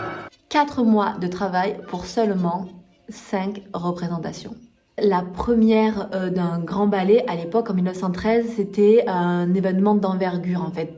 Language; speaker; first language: French; native; French